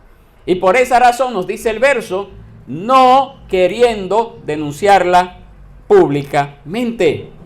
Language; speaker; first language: Spanish; native; Spanish